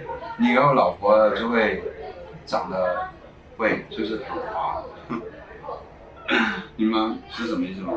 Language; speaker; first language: Chinese; non-native, local second language; Cantonese